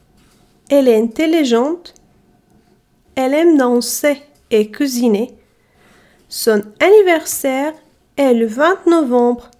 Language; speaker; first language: French; non-native, fluent; Arabic